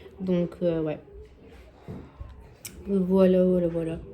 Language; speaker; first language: French; native; French